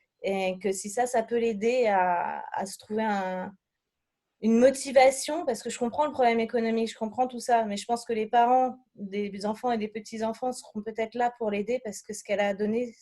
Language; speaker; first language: French; native; French